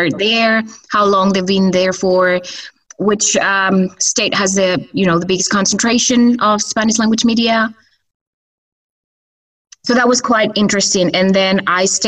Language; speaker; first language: English; non-native, fluent; Spanish